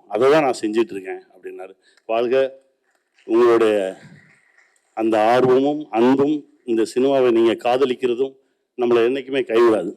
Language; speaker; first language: Tamil; native; Tamil